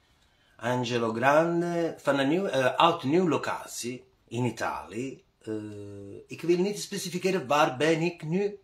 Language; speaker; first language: Dutch; non-native, learner; Italian